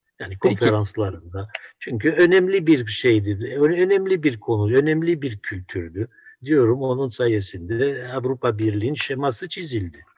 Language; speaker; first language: Turkish; non-native, local second language; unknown